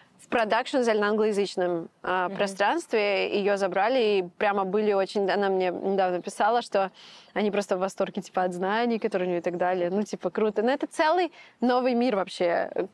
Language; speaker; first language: Russian; native; Russian